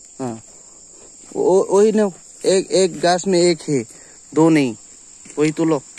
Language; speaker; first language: Hindi; non-native, learner; Bangla